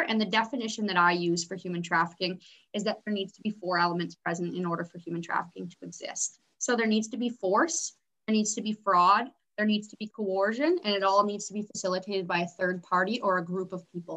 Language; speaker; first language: English; native; English